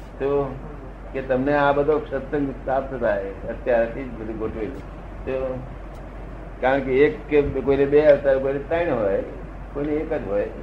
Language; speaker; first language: Gujarati; native; Gujarati